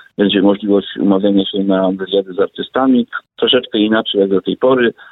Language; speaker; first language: Polish; native; Polish